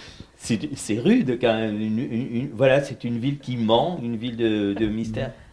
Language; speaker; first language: French; native; French